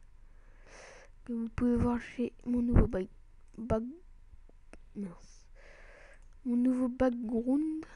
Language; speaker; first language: French; native; French